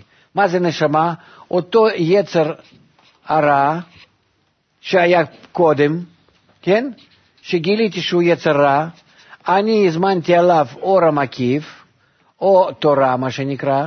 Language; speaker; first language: Hebrew; non-native, fluent; Russian